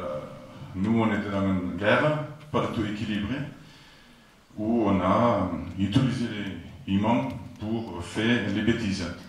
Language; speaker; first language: French; non-native, fluent; Afrikaans